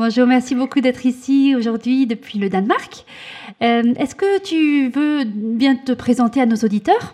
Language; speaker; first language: French; native; French